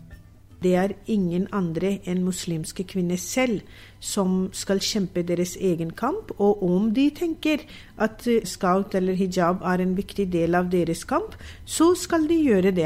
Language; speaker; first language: Norwegian; non-native, fluent; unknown